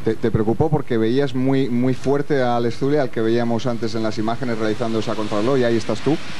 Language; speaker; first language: Spanish; native; Spanish